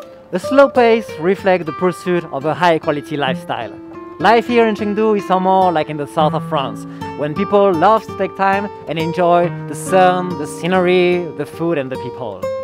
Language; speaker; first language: English; non-native, fluent; French